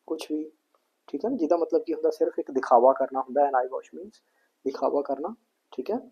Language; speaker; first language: Hindi; non-native, local second language; Punjabi